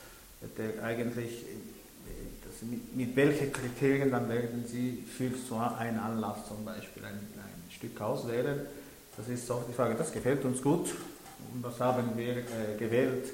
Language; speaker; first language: German; non-native, local second language; French